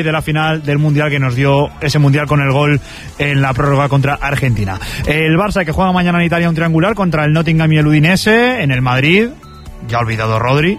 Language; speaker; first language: Spanish; native; Spanish